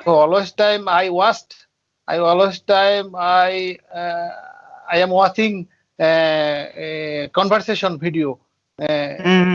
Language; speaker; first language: English; non-native, learner; Bangla